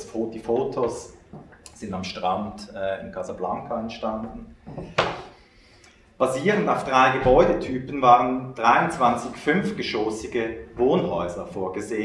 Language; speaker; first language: German; native; German